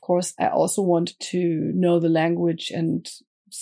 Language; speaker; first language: English; non-native, fluent; German